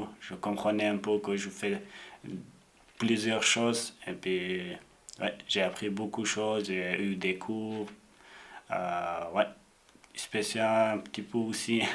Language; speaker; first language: French; non-native, learner; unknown